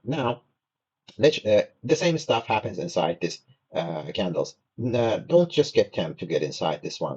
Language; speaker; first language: English; non-native, fluent; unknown